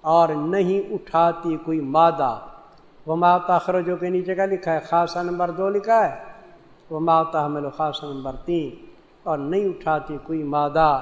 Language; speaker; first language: Urdu; non-native, local second language; Punjabi